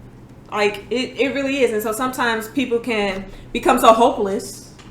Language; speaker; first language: English; native; English